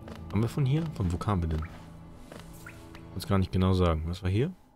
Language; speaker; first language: German; native; German